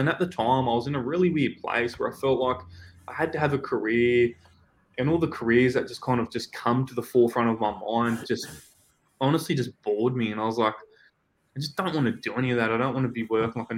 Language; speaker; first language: English; native; English